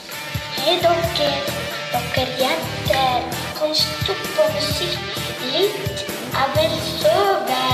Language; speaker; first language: Norwegian; non-native, learner; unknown